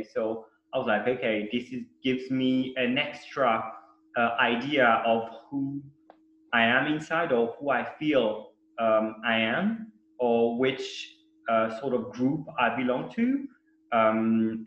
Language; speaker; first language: English; non-native, fluent; Italian